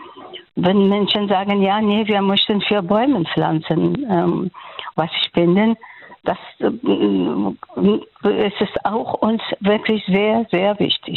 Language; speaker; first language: German; non-native, fluent; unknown